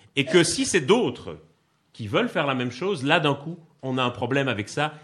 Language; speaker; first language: French; native; French